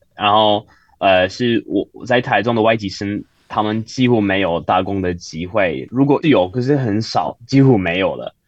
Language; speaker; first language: Chinese; non-native, fluent; Turkish